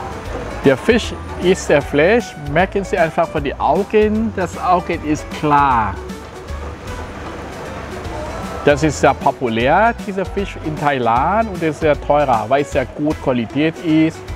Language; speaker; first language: German; non-native, fluent; Thai